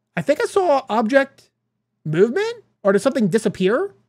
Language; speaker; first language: English; native; English